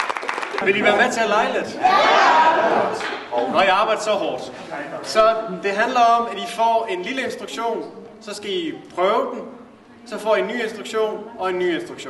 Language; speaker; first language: Danish; native; Danish